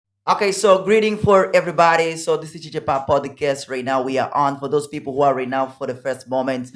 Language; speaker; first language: English; non-native, learner; Portuguese